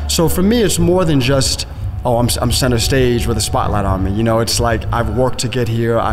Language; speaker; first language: English; native; English